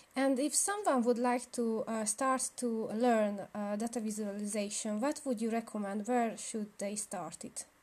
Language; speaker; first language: English; non-native, learner; Hungarian